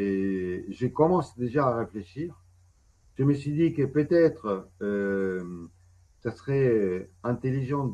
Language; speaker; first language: French; non-native, fluent; Spanish